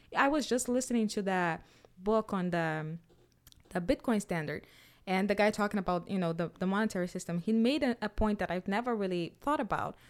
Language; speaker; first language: English; non-native, fluent; Portuguese